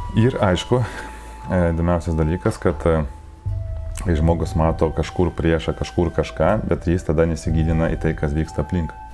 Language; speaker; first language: Lithuanian; non-native, local second language; Polish